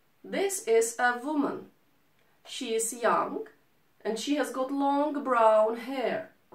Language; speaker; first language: English; non-native, fluent; Czech